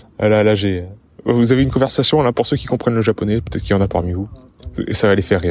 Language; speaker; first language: French; native; French